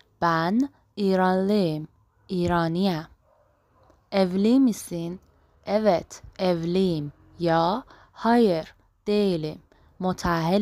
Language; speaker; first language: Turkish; non-native, fluent; Persian